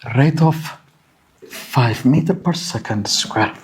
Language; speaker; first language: English; non-native, local second language; Amharic